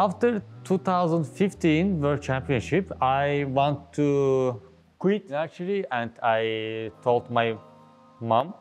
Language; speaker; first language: English; non-native, learner; Turkish